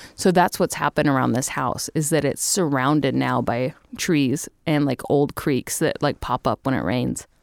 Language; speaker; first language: English; native; English